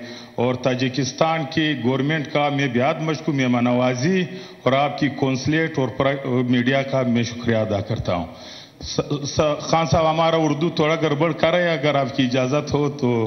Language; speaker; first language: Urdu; non-native, local second language; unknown